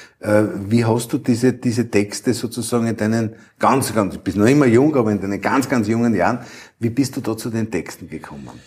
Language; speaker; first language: German; native; German